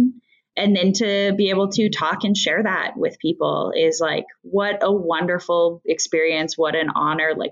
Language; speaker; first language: English; native; English